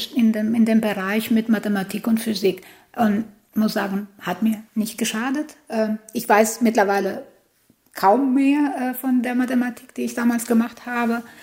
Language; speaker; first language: German; non-native, fluent; Albanian